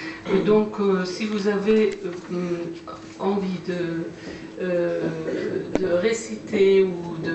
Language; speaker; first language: French; non-native, fluent; Persian